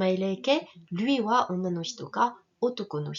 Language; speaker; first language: Japanese; non-native, fluent; French